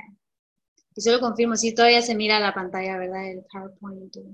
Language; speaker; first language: Spanish; early bilingual, heritage; Spanish